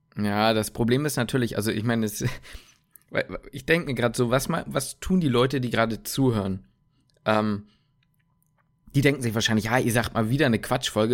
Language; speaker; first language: German; native; German